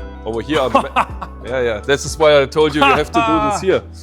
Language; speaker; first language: English; non-native, fluent; German